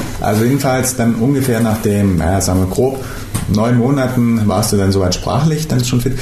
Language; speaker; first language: German; native; German